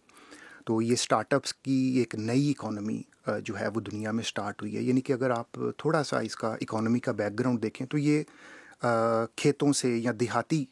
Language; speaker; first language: Urdu; native; Urdu